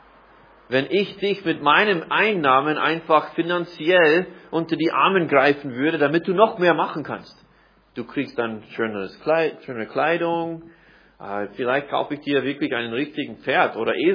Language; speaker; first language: German; non-native, fluent; English